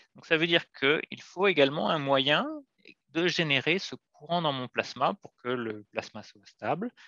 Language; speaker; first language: French; native; French